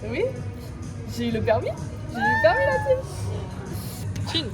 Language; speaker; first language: French; native; French